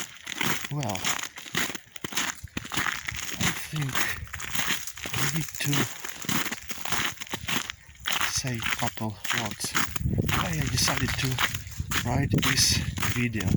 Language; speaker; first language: English; non-native, learner; Ukrainian